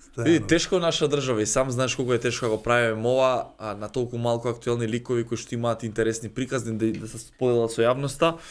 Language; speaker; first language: Macedonian; native; Macedonian